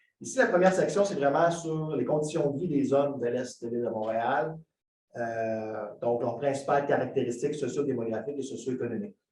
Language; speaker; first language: French; native; French